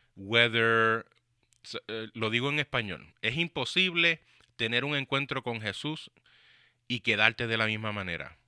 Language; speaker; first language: Spanish; early bilingual, heritage; Spanish